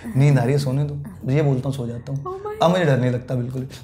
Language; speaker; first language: Hindi; native; Hindi